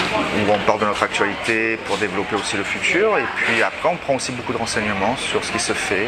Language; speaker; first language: French; native; French